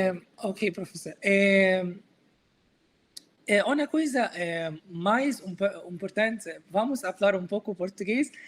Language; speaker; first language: Portuguese; non-native, learner; Arabic